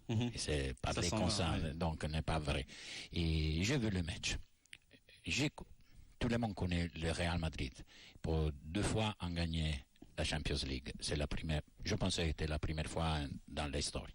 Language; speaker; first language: French; non-native, learner; Italian